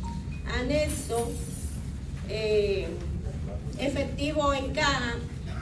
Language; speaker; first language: Spanish; native; Spanish